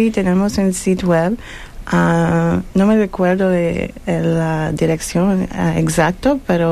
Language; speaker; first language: Spanish; non-native, learner; English